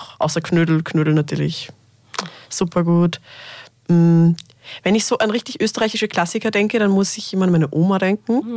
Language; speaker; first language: German; native; German